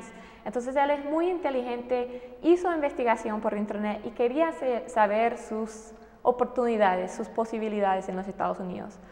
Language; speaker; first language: Spanish; non-native, fluent; English